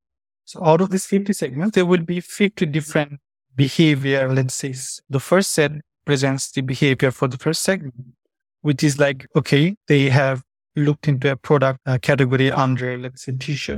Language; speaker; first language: English; non-native, fluent; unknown